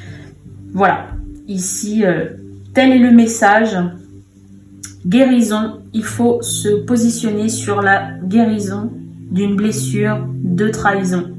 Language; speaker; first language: French; native; French